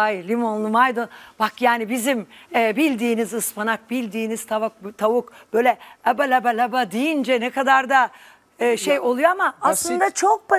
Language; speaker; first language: Turkish; native; Turkish